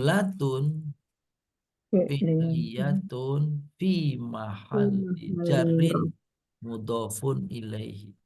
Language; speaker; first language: Arabic; non-native, fluent; Indonesian